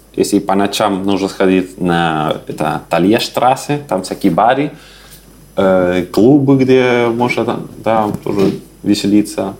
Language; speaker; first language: Russian; non-native, fluent; Spanish